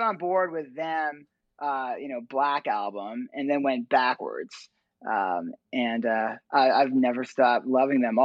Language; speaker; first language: English; native; English